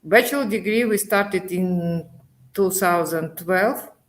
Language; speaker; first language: English; non-native, learner; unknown